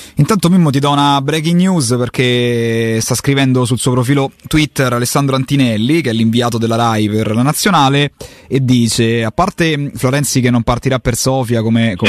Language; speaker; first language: Italian; native; Italian